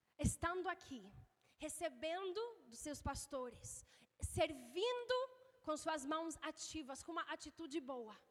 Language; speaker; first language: Portuguese; non-native, fluent; English